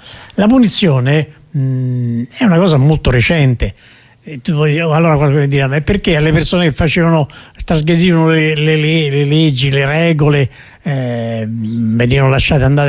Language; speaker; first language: Italian; native; Italian